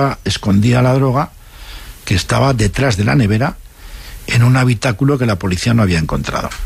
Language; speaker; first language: Spanish; native; Spanish